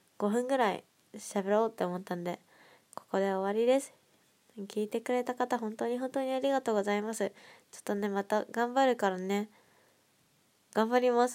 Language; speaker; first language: Japanese; native; Japanese